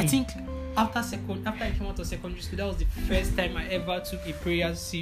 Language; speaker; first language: English; non-native, local second language; Igbo